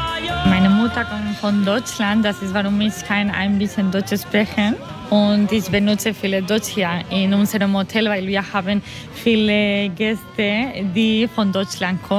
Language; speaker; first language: German; early bilingual, heritage; German